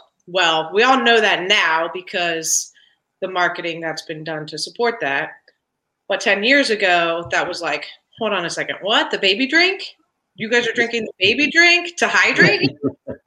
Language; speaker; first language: English; native; English